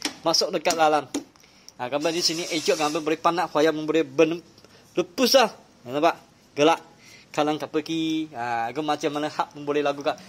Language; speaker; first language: Malay; non-native, local second language; Chinese